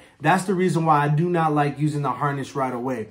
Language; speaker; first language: English; native; English